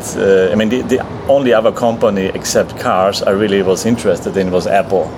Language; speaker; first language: English; non-native, fluent; German